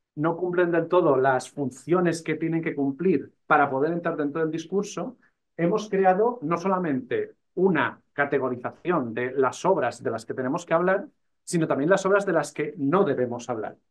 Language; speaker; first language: Spanish; native; Spanish